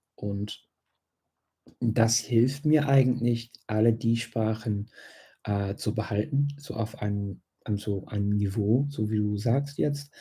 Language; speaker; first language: German; non-native, fluent; English